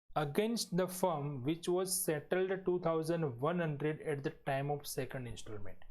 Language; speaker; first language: English; non-native, local second language; Gujarati